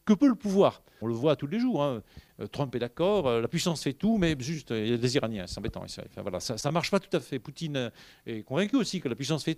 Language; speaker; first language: French; native; French